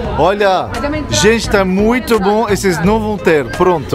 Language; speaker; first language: Portuguese; non-native, fluent; French